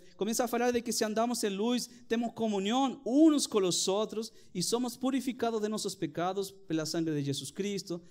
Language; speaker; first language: Portuguese; non-native, fluent; Spanish